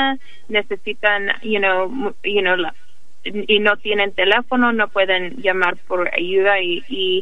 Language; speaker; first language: Spanish; early bilingual, heritage; English